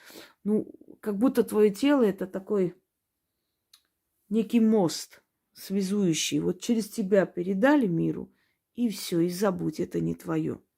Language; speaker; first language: Russian; native; Russian